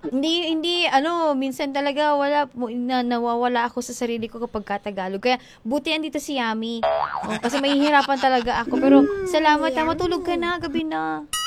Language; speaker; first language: Filipino; non-native, local second language; Cebuano